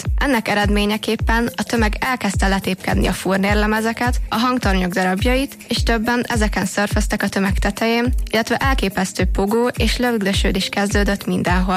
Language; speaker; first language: Hungarian; native; Hungarian